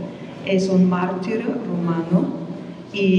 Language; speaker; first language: Spanish; non-native, fluent; German